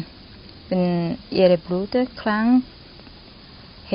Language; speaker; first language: German; non-native, learner; Thai